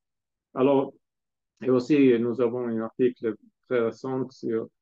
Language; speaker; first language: French; non-native, fluent; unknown